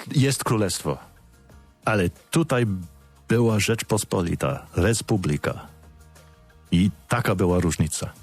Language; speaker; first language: Polish; non-native, fluent; English